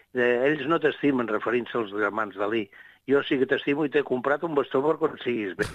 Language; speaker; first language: Catalan; native; Catalan